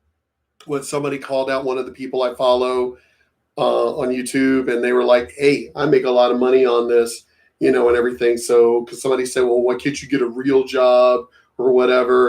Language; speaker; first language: English; native; English